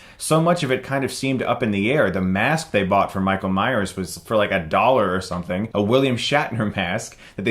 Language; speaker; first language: English; native; English